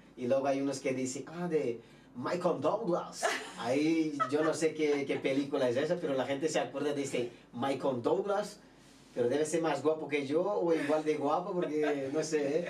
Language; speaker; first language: Spanish; non-native, fluent; Portuguese